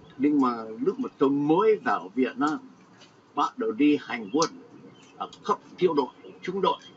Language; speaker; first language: Vietnamese; non-native, fluent; English